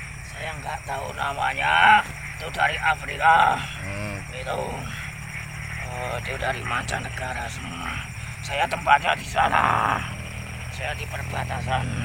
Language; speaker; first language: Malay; non-native, local second language; Javanese